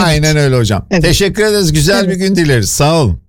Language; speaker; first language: Turkish; native; Turkish